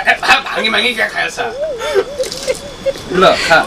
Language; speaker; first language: Hindi; non-native, local second language; Assamese